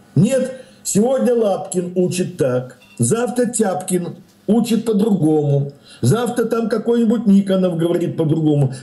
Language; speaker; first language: Russian; native; Russian